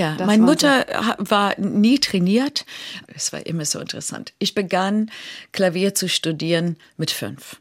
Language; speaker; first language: German; non-native, fluent; English